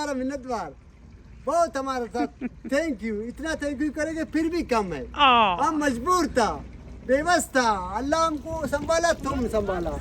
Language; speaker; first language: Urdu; non-native, local second language; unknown